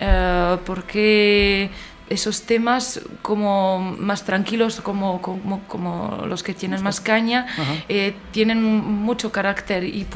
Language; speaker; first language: Spanish; non-native, fluent; French